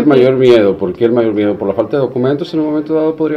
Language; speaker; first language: Spanish; native; Spanish